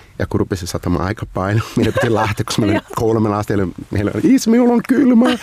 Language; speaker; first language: Finnish; non-native, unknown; Portuguese